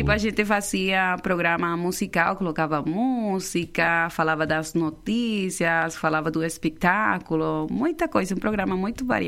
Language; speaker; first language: Portuguese; non-native, fluent; Spanish